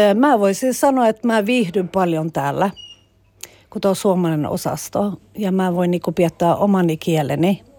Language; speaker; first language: Finnish; early bilingual, heritage; Finnish